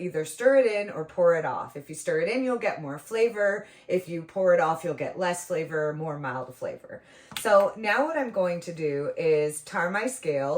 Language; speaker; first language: English; native; English